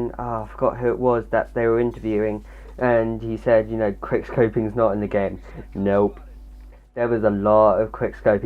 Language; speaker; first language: English; native; English